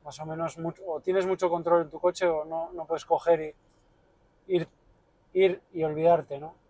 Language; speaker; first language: Spanish; native; Spanish